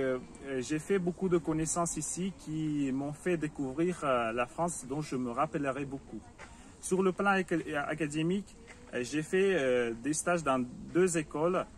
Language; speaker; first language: French; non-native, fluent; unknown